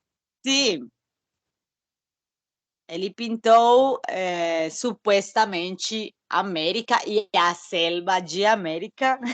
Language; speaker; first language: Portuguese; non-native, learner; Spanish